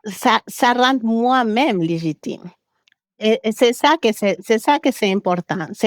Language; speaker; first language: French; non-native, fluent; Spanish